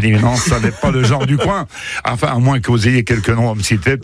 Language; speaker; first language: French; native; French